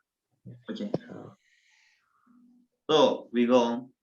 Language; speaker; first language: English; non-native, learner; Turkish